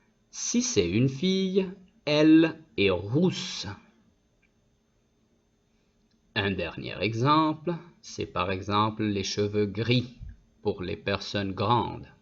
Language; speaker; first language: French; non-native, fluent; Spanish